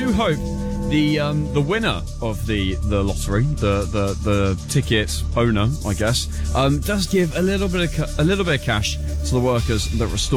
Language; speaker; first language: English; native; English